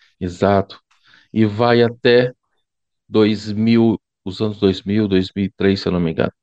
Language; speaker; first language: Portuguese; native; Portuguese